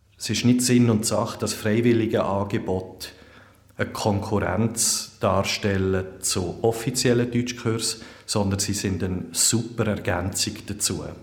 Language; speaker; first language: German; native; German